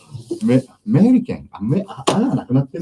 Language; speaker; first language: Japanese; native; Japanese